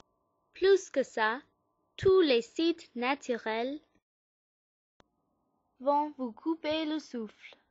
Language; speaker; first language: French; non-native, learner; English